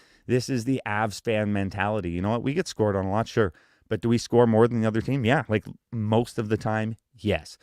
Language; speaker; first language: English; native; English